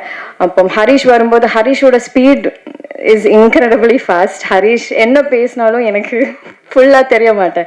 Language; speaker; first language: Tamil; non-native, learner; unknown